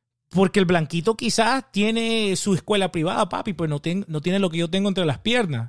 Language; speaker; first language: Spanish; native; Spanish